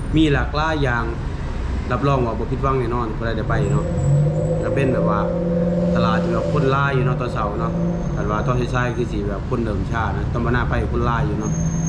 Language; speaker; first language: Thai; native; Thai